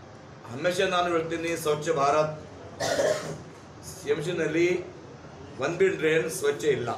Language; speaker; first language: Kannada; non-native, local second language; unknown